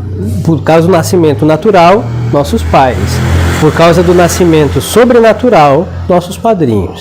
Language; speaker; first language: Portuguese; non-native, fluent; Spanish